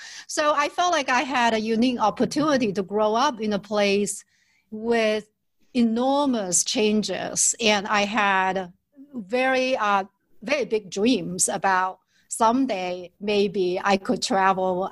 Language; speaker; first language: English; non-native, fluent; Chinese